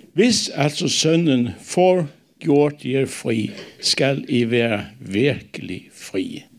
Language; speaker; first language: Danish; non-native, local second language; Faroese